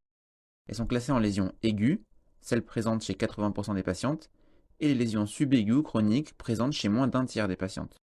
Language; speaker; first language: French; native; French